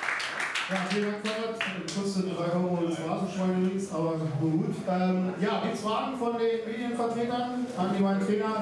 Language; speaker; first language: German; native; German